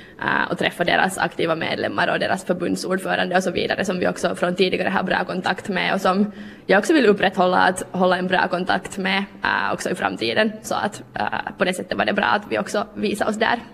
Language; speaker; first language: Swedish; native; Swedish